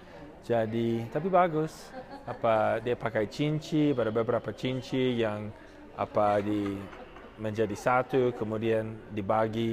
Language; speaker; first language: Indonesian; non-native, fluent; English